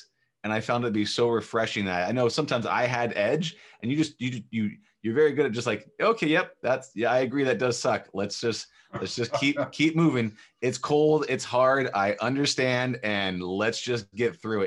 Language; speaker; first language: English; native; English